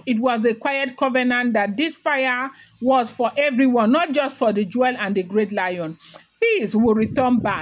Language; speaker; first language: English; non-native, local second language; Yoruba